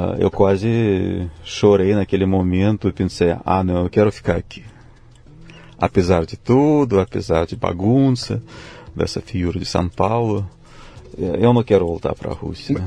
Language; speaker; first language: Portuguese; non-native, fluent; Russian